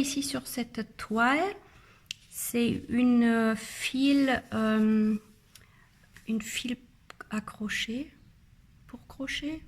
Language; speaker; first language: French; non-native, learner; German